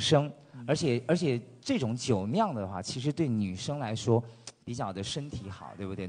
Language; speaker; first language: Chinese; native; Chinese